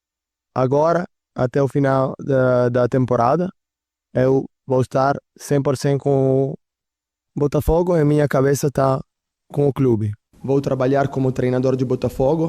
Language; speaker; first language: Portuguese; non-native, fluent; Italian